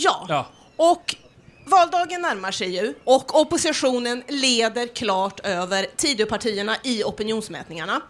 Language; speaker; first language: Swedish; native; Swedish